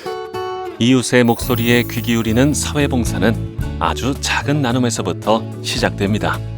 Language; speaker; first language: Korean; native; Korean